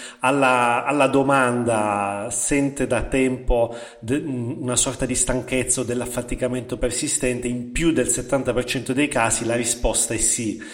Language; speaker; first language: Italian; native; Italian